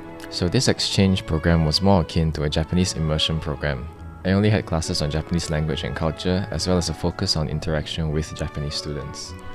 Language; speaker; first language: English; non-native, local second language; Chinese